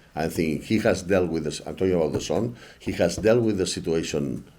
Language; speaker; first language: English; non-native, fluent; Spanish